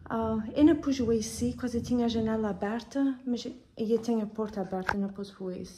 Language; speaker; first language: Portuguese; early bilingual, heritage; Portuguese